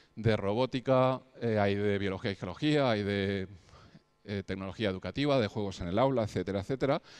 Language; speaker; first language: Spanish; native; Spanish